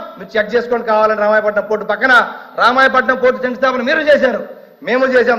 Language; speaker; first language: Telugu; native; Telugu